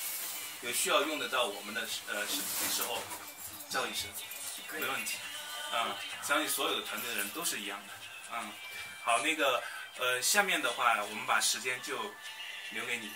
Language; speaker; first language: Chinese; native; Chinese